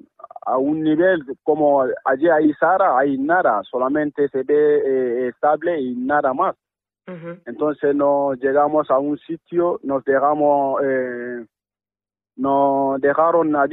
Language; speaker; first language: Spanish; non-native, learner; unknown